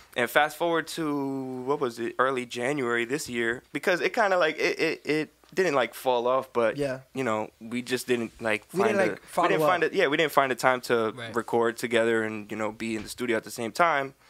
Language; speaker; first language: English; native; English